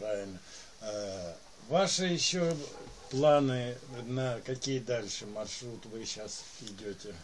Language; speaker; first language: Russian; native; Russian